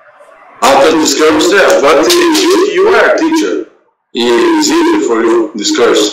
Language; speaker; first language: English; non-native, learner; Portuguese